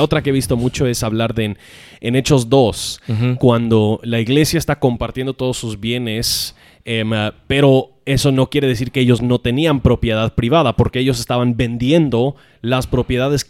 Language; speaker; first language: Spanish; non-native, fluent; English